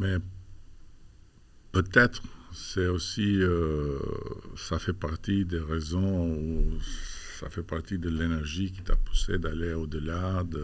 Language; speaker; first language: French; non-native, fluent; Albanian